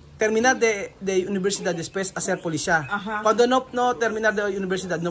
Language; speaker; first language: Spanish; non-native, learner; Filipino